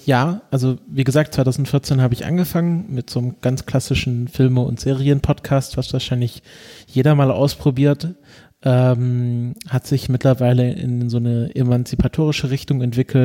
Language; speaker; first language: German; native; German